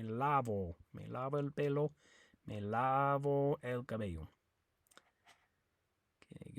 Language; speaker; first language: Spanish; non-native, fluent; English